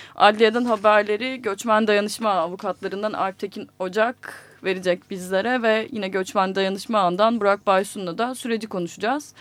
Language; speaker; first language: Turkish; native; Turkish